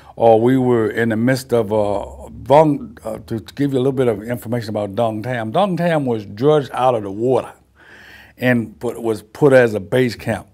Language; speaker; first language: English; native; English